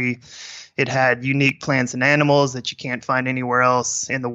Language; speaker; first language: English; native; English